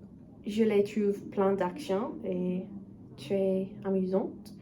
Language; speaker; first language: French; non-native, learner; English